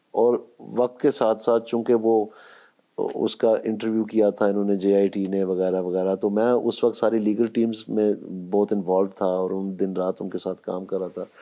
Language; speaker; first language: Urdu; non-native, local second language; Punjabi